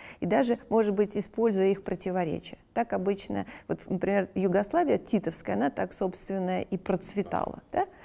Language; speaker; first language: Russian; native; Russian